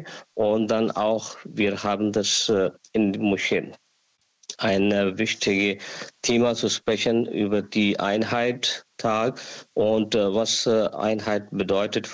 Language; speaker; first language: German; non-native, learner; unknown